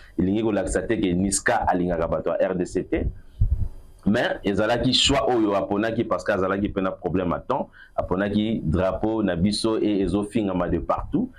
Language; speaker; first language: Lingala; native; Lingala